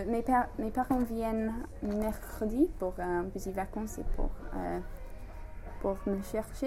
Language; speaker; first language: French; non-native, fluent; English